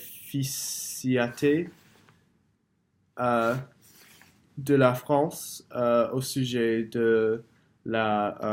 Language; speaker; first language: French; non-native, learner; English